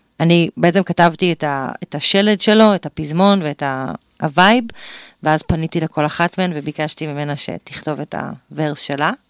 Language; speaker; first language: Hebrew; native; Hebrew